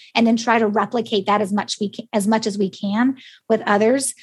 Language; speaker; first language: English; native; English